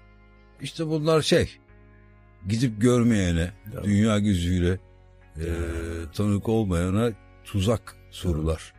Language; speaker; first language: Turkish; native; Turkish